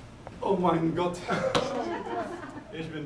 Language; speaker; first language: German; non-native, learner; English